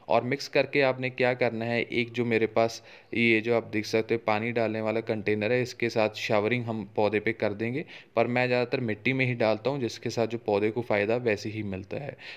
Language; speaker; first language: Hindi; native; Hindi